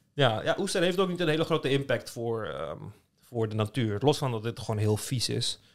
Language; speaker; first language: Dutch; early bilingual, other home language; Turkish